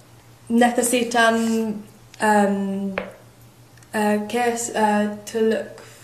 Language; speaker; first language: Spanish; non-native, learner; English